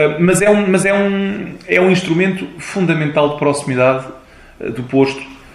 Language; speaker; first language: Portuguese; early bilingual, heritage; Portuguese